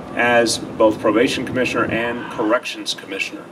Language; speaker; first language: English; native; English